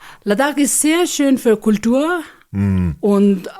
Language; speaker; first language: German; non-native, learner; Ladakhi